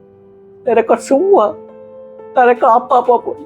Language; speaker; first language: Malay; non-native, local second language; Tamil